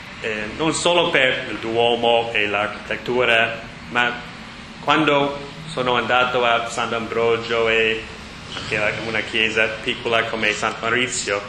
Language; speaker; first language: Italian; non-native, learner; English